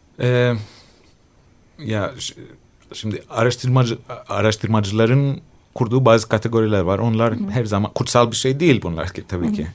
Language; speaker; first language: Turkish; non-native, fluent; Greek